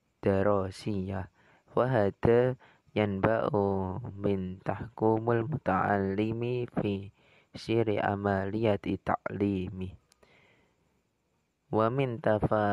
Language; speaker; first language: Arabic; non-native, learner; Indonesian